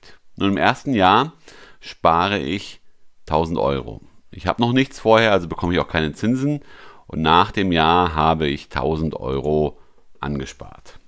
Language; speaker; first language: German; native; German